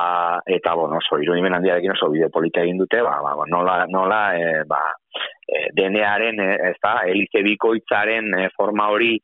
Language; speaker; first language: Basque; native; Basque